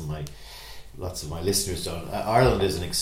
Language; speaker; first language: English; native; English